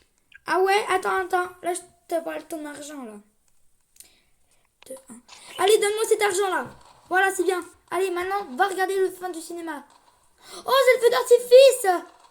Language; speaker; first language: French; native; French